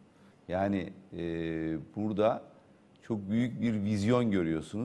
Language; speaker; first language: Turkish; native; Turkish